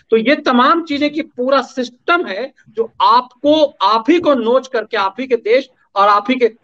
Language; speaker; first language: Hindi; native; Hindi